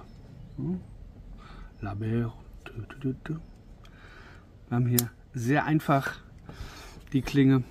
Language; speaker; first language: German; native; German